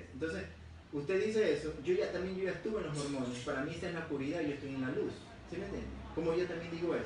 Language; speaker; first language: Spanish; native; Spanish